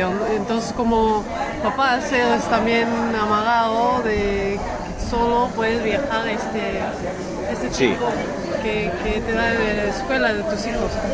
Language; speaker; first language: Spanish; non-native, fluent; Dutch